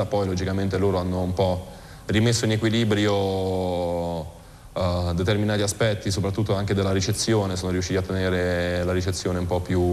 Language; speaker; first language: Italian; native; Italian